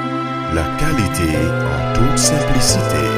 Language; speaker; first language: French; native; French